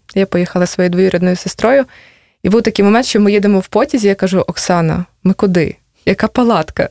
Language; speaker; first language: Ukrainian; native; Ukrainian